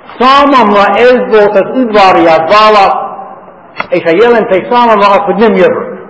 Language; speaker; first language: Hungarian; non-native, fluent; English